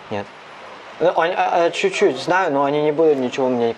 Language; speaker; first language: Russian; non-native, learner; Cantonese